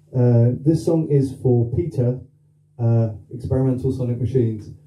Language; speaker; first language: English; native; English